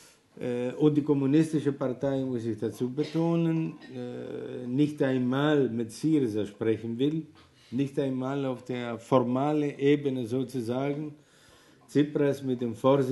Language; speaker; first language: German; non-native, fluent; Greek